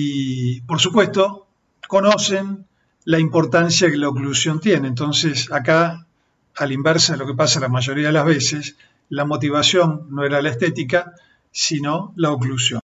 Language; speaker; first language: Spanish; native; Spanish